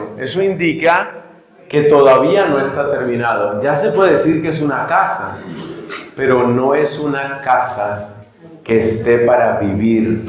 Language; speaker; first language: Spanish; native; Spanish